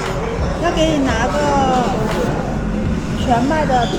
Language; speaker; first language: Chinese; native; Chinese